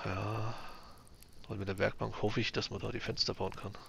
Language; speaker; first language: German; native; German